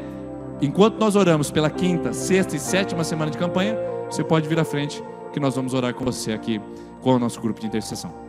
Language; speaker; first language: Portuguese; native; Portuguese